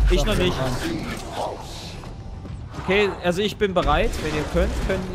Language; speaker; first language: German; native; German